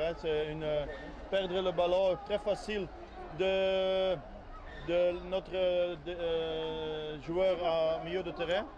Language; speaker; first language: French; non-native, learner; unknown